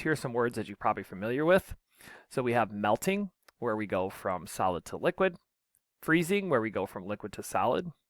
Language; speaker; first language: English; native; English